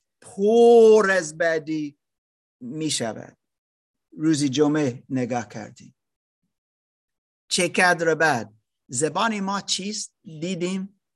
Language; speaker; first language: Persian; non-native, learner; German